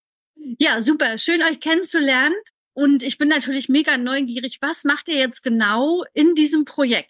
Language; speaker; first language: German; native; German